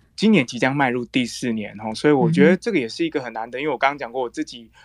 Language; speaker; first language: Chinese; native; Chinese